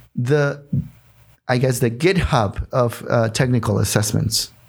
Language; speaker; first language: English; non-native, fluent; Spanish